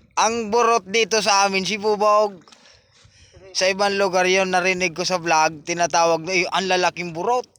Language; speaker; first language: Filipino; non-native, local second language; Bikol